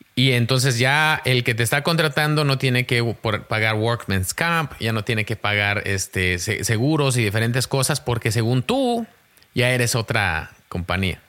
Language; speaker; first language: Spanish; early bilingual, heritage; Spanish